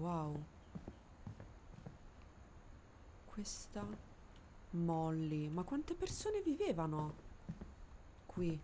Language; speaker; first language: Italian; native; Italian